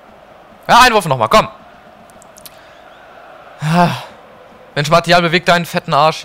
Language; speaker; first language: German; native; German